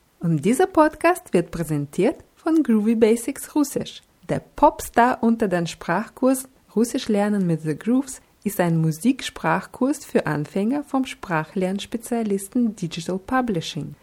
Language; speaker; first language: German; non-native, fluent; Russian